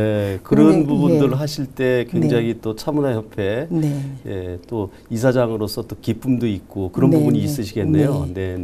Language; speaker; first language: Korean; native; Korean